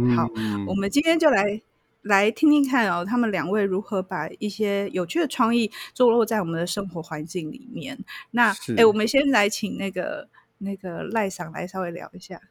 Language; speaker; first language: Chinese; native; Chinese